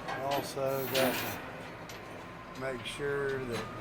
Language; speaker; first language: English; native; English